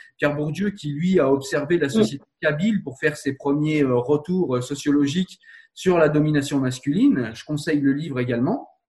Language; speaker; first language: French; native; French